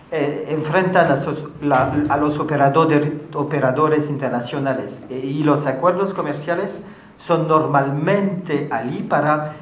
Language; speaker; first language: Spanish; non-native, fluent; French